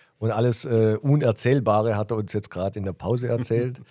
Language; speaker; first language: German; native; German